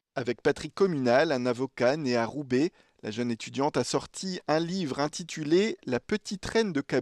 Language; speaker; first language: French; native; French